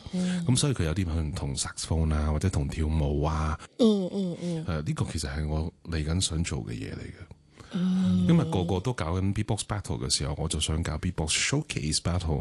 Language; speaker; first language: Cantonese; native; Cantonese